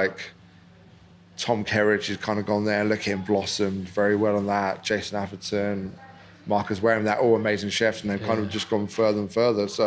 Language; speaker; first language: English; native; English